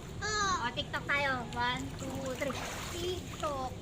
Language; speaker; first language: Filipino; native; Filipino